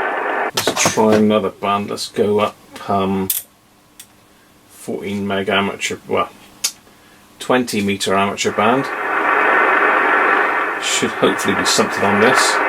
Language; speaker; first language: English; native; English